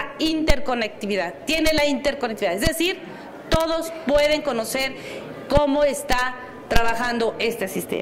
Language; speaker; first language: Spanish; native; Spanish